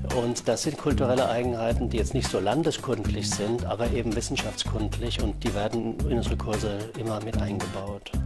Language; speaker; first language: German; native; German